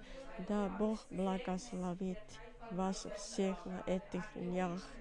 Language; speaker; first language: Russian; non-native, learner; Finnish